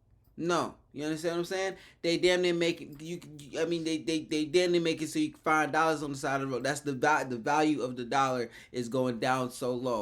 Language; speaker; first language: English; native; English